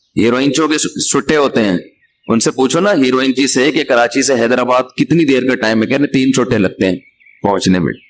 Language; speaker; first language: Urdu; native; Urdu